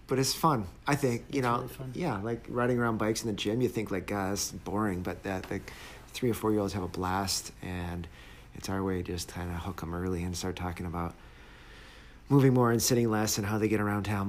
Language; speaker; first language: English; native; English